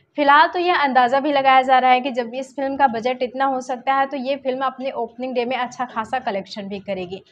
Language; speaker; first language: Hindi; native; Hindi